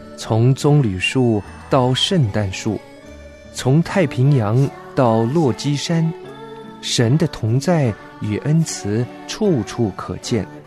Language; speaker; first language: Chinese; non-native, local second language; Cantonese